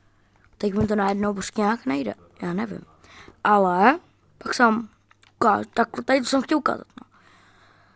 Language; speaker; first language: Czech; native; Czech